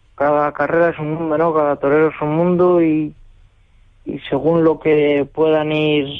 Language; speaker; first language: Spanish; native; Spanish